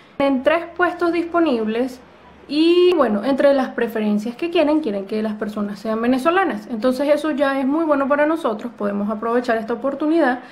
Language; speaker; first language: Spanish; native; Spanish